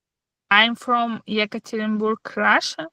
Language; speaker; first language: English; non-native, learner; Russian